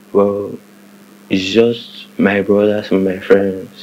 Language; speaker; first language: English; non-native, local second language; Igbo